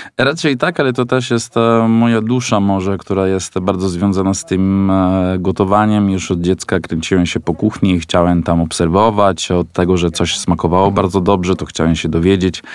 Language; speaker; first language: Polish; non-native, fluent; Italian